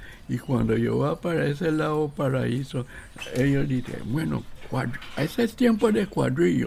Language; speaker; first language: Spanish; non-native, local second language; English